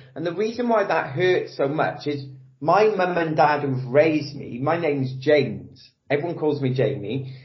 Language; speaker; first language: English; native; English